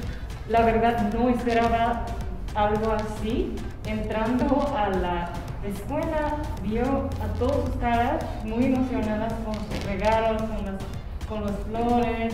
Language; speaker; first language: Spanish; non-native, fluent; Japanese